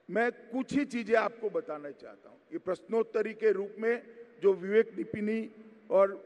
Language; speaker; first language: Hindi; non-native, local second language; Gujarati